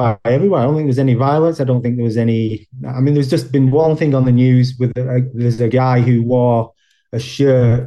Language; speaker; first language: English; native; English